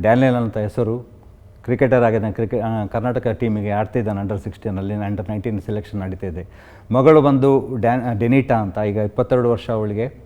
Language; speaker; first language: Kannada; non-native, local second language; Konkani